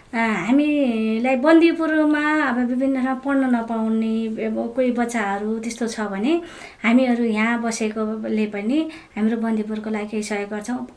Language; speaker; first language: Nepali; native; Nepali